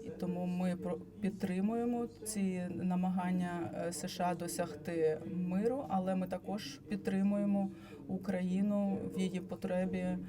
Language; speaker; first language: Ukrainian; non-native, fluent; Latvian